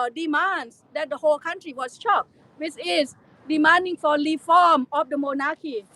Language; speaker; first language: English; non-native, fluent; Thai